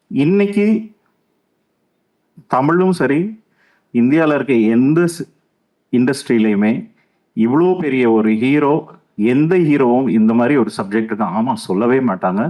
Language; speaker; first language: Tamil; native; Tamil